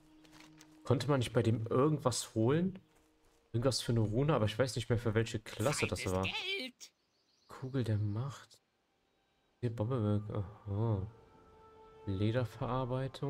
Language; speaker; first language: German; native; German